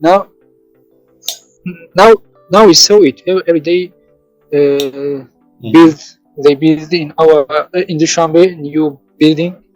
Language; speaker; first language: English; non-native, learner; Tajik